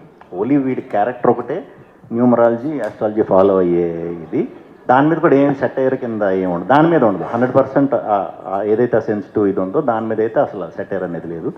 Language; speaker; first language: Telugu; native; Telugu